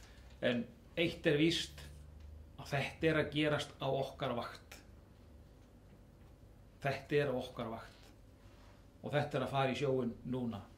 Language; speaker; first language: Icelandic; native; Icelandic